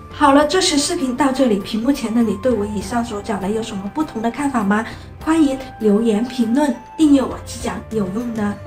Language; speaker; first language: Chinese; native; Chinese